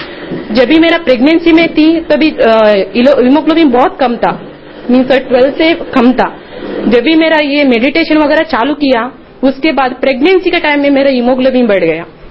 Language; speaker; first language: Hindi; non-native, local second language; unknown